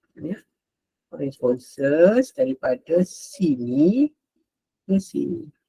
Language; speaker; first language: Malay; native; Malay